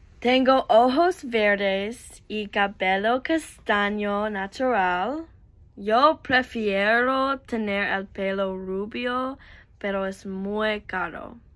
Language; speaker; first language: Spanish; non-native, learner; English